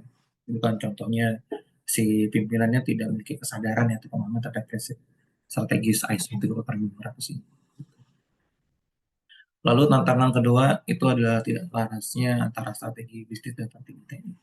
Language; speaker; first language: Indonesian; native; Indonesian